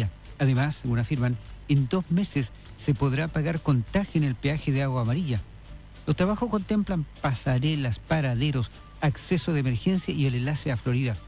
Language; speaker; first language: Spanish; native; Spanish